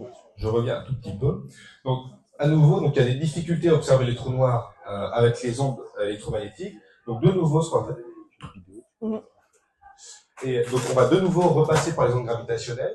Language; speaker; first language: French; native; French